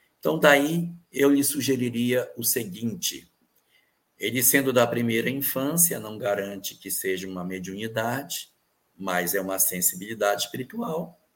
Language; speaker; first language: Portuguese; native; Portuguese